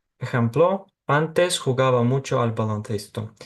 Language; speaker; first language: Spanish; non-native, fluent; Ukrainian